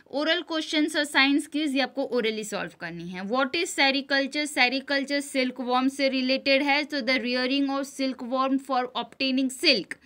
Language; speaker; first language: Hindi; non-native, local second language; Gujarati